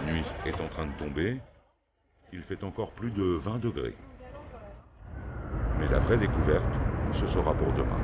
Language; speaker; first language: French; native; French